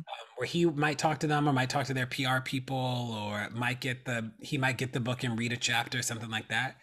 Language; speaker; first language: English; native; English